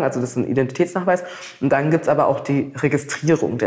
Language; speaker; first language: German; native; German